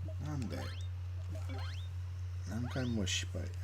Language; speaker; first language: Japanese; non-native, learner; English